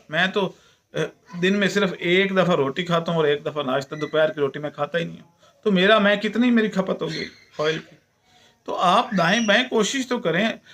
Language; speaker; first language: Urdu; non-native, local second language; Punjabi